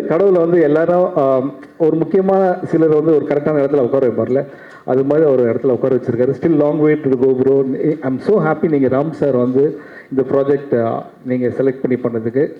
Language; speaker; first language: Tamil; native; Tamil